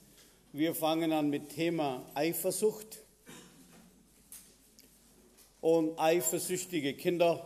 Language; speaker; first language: German; non-native, fluent; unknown